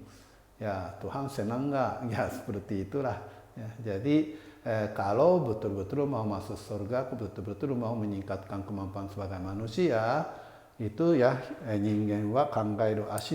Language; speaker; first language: Indonesian; non-native, fluent; Japanese